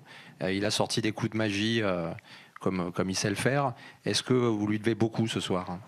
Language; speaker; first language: French; native; French